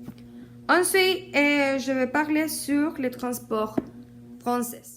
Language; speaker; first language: French; non-native, learner; Spanish